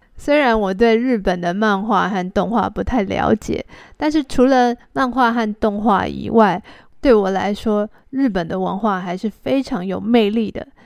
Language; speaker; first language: Chinese; native; Chinese